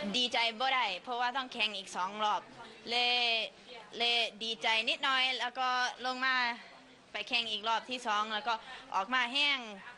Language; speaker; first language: Thai; early bilingual, heritage; Thai